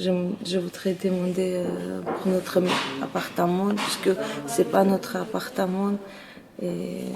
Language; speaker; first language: French; non-native, learner; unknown